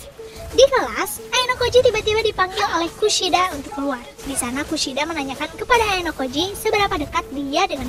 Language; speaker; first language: Indonesian; native; Indonesian